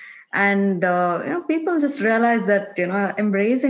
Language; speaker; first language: English; non-native, local second language; Kannada